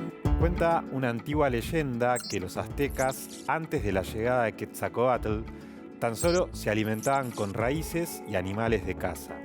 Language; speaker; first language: Spanish; native; Spanish